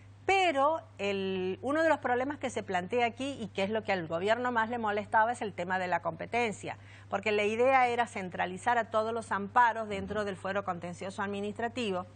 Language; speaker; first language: Spanish; native; Spanish